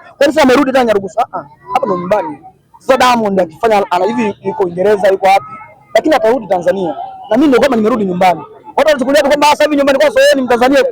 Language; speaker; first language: Swahili; early bilingual, other home language; Bembe